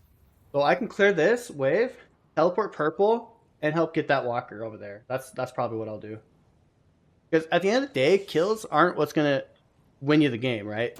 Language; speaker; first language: English; native; English